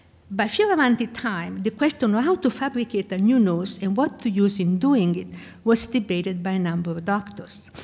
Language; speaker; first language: English; non-native, fluent; Italian